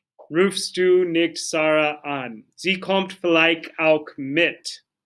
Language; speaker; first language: German; non-native, fluent; English